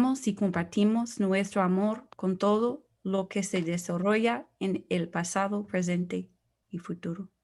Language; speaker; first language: Spanish; non-native, fluent; English